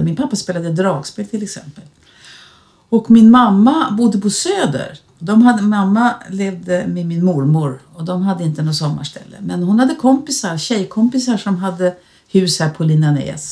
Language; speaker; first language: Swedish; native; Swedish